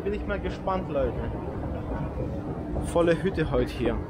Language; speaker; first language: German; native; German